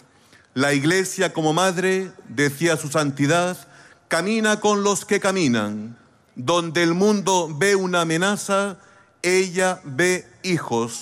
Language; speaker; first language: Spanish; native; Spanish